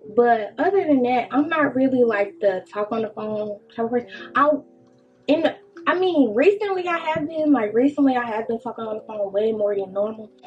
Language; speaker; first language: English; native; English